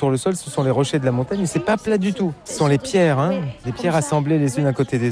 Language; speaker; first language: French; native; French